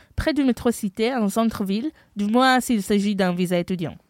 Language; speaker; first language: French; non-native, fluent; Hebrew